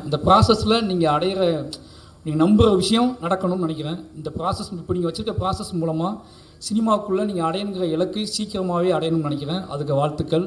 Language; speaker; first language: Tamil; native; Tamil